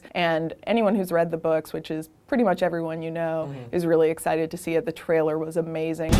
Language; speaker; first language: English; native; English